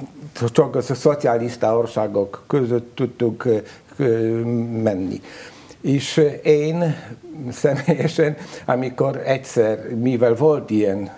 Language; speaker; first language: Hungarian; non-native, learner; Polish